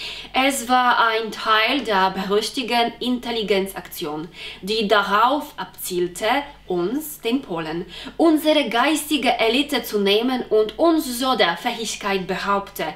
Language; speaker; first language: German; non-native, fluent; Polish